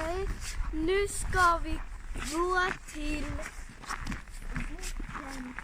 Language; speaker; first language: Swedish; early bilingual, other home language; Somali